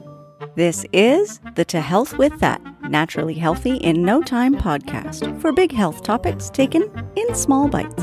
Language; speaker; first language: English; native; English